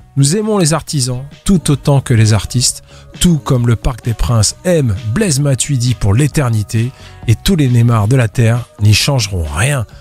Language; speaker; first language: French; native; French